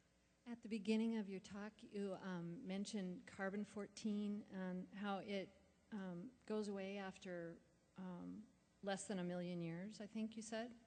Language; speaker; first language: English; native; English